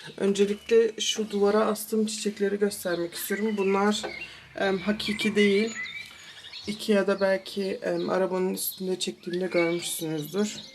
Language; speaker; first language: Turkish; early bilingual, heritage; Turkish